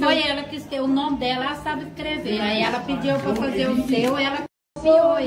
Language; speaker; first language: Portuguese; native; Portuguese